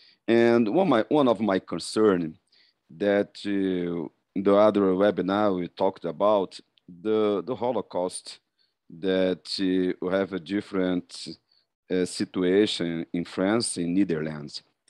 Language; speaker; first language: English; non-native, learner; Portuguese